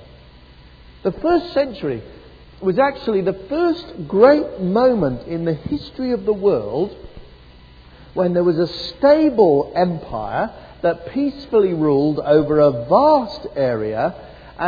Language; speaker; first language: English; native; English